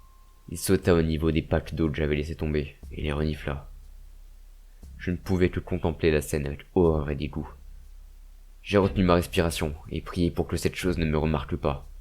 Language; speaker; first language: French; native; French